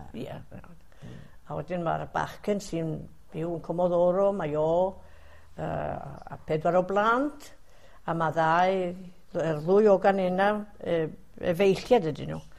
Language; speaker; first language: Welsh; early bilingual, heritage; Welsh